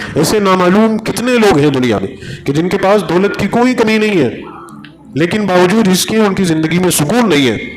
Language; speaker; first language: Urdu; native; Urdu